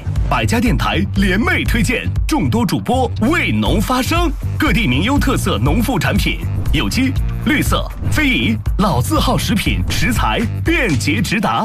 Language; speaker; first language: Chinese; native; Chinese